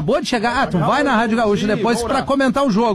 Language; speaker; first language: Portuguese; native; Portuguese